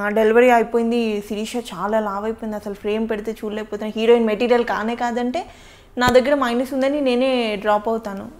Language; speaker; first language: Telugu; native; Telugu